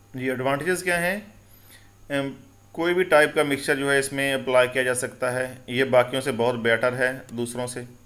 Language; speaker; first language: Urdu; non-native, local second language; Punjabi